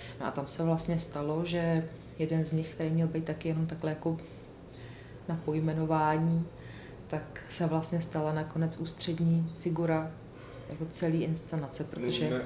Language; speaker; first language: Czech; native; Czech